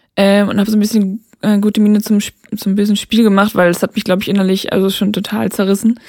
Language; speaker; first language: German; native; German